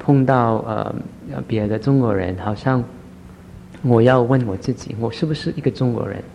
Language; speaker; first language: Chinese; early bilingual, heritage; Chinese